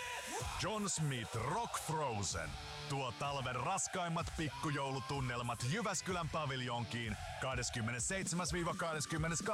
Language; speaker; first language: Finnish; native; Finnish